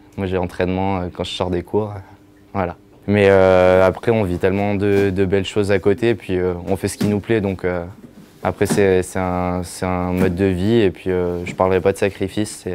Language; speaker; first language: French; native; French